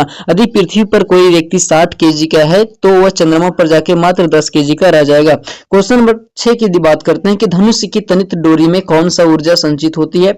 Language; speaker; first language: Hindi; native; Hindi